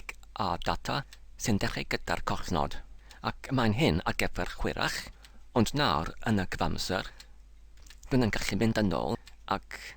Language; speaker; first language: Welsh; non-native, fluent; English